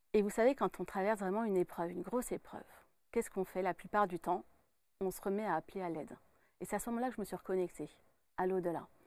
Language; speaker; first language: French; native; French